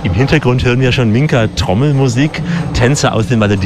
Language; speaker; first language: German; native; German